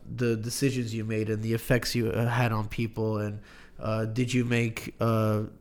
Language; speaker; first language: English; native; English